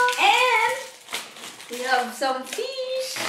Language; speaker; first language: English; non-native, learner; Filipino